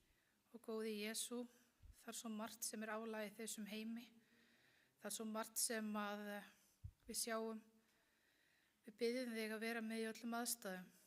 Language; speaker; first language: Icelandic; non-native, fluent; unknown